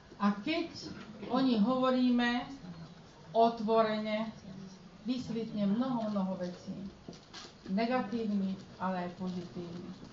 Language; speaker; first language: Slovak; early bilingual, heritage; Slovak